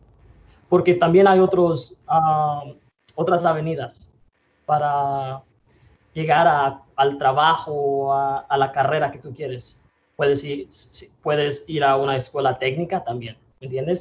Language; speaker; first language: Spanish; early bilingual, other home language; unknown